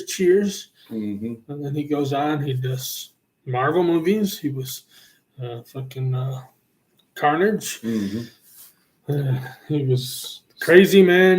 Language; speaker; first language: English; native; English